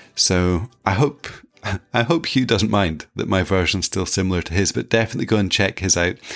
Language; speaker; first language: English; native; English